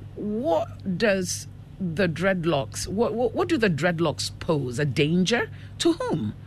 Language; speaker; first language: English; non-native, local second language; Akan